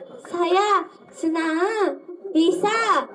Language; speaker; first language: Indonesian; non-native, learner; Japanese